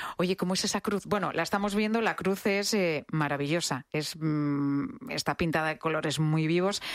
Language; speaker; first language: Spanish; native; Spanish